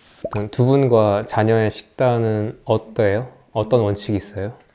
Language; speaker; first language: Korean; native; Korean